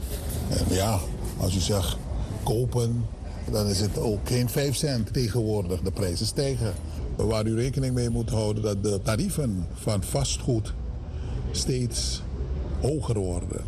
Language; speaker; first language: Dutch; native; Dutch